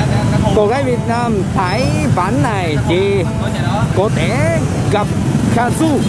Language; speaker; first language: Vietnamese; non-native, learner; Japanese